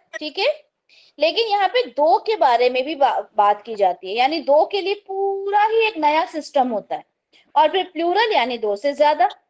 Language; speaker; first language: Urdu; native; Urdu